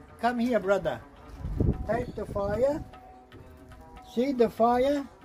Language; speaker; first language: English; non-native, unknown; Turkish